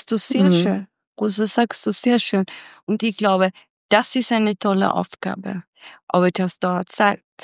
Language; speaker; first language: German; non-native, fluent; Swedish